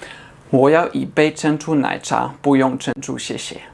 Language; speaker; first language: Chinese; non-native, fluent; Swedish